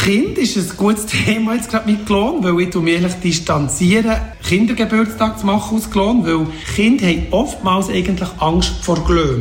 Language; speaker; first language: German; native; German